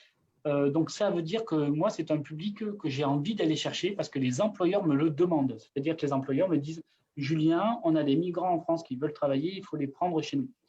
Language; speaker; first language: French; native; French